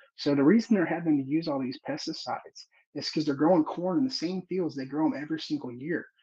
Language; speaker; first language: English; native; English